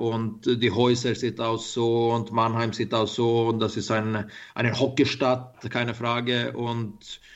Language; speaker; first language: German; non-native, learner; Swedish